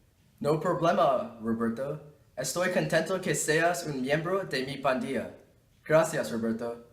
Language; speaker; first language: Spanish; non-native, learner; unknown